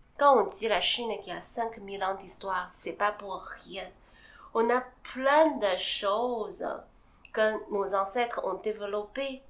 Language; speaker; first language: French; non-native, fluent; Chinese